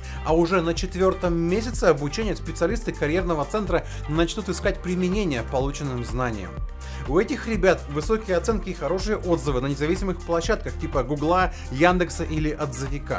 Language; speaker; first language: Russian; native; Russian